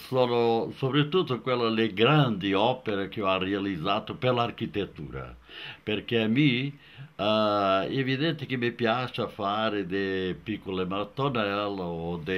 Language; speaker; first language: Italian; non-native, fluent; Portuguese